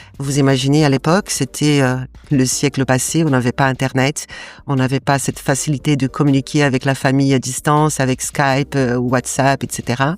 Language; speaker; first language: French; non-native, fluent; Portuguese